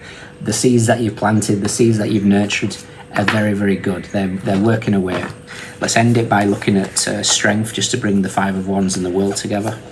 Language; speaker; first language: English; native; English